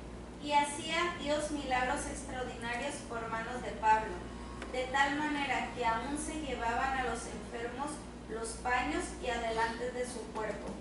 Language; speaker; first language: Spanish; native; Spanish